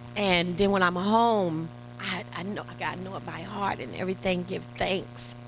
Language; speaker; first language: English; native; English